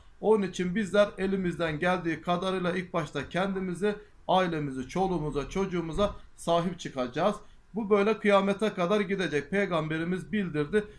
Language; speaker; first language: Turkish; non-native, local second language; Kurdish